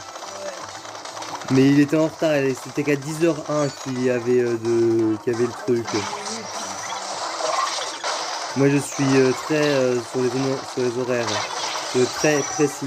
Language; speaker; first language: French; native; French